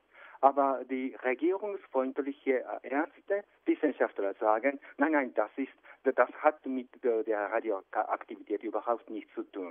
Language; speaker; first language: German; non-native, fluent; Japanese